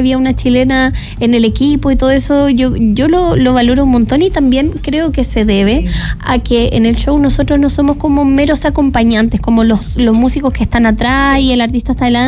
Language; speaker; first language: Spanish; native; Spanish